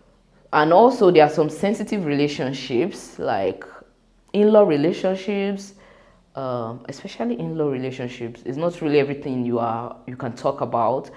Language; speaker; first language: English; non-native, local second language; Yoruba